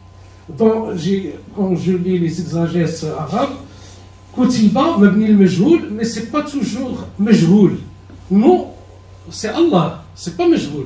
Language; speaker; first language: French; non-native, learner; Arabic